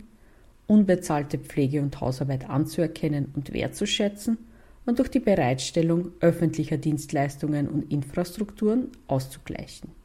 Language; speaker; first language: German; native; German